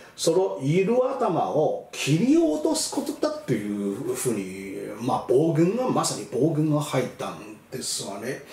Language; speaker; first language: Japanese; non-native, fluent; Chinese